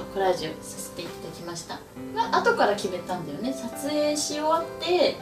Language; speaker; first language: Japanese; native; Japanese